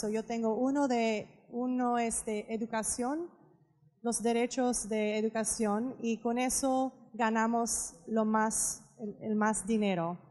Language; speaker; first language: Spanish; non-native, learner; English